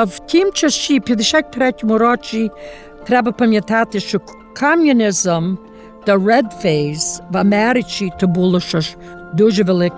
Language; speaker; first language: Ukrainian; early bilingual, heritage; Ukrainian